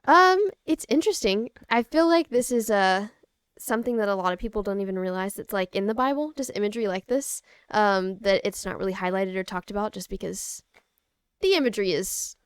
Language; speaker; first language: English; native; English